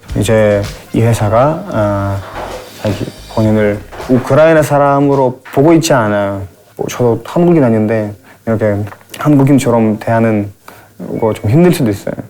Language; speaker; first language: Korean; non-native, fluent; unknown